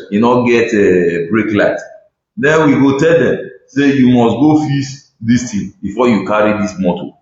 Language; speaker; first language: Nigerian Pidgin; non-native, local second language; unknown